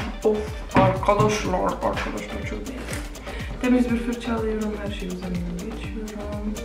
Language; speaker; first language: Turkish; non-native, fluent; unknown